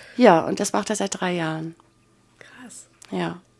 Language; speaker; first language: German; native; German